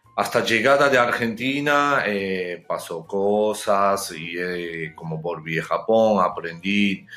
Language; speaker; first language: Spanish; non-native, fluent; Japanese